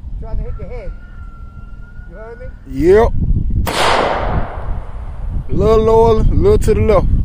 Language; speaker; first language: English; native; English